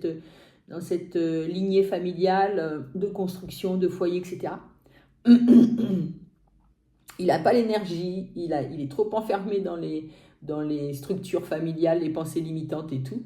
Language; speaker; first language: French; native; French